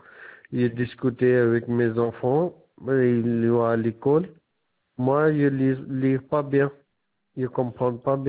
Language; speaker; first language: French; non-native, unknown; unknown